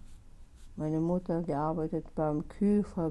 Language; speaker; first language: German; non-native, learner; Russian